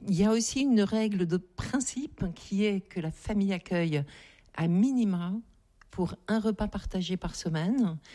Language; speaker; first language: French; native; French